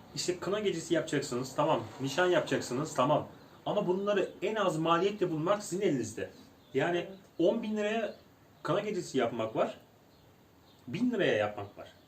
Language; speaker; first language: Turkish; native; Turkish